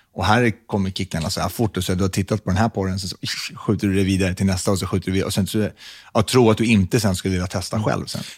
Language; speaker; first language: Swedish; native; Swedish